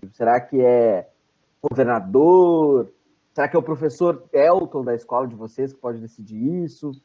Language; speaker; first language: Portuguese; native; Portuguese